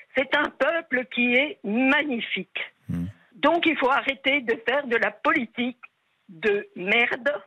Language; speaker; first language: French; native; French